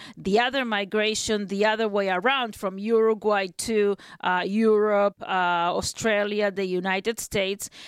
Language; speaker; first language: English; non-native, fluent; Spanish